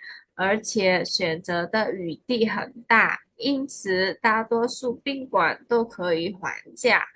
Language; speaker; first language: Chinese; non-native, fluent; Khmer